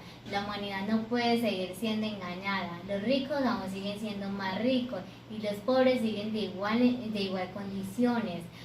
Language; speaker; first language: Spanish; native; Spanish